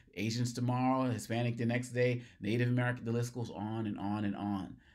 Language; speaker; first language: English; native; English